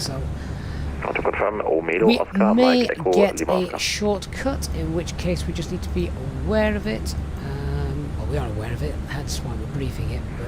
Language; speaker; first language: English; native; English